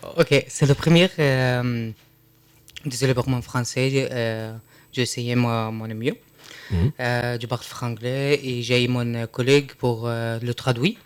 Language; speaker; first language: French; non-native, learner; Arabic